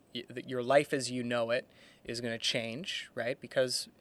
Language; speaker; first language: English; native; English